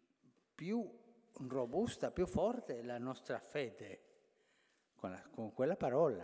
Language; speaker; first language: Italian; non-native, fluent; Spanish